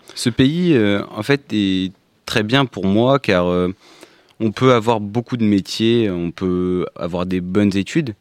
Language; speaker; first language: French; non-native, learner; Ukrainian